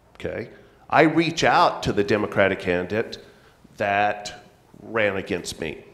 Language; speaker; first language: English; native; English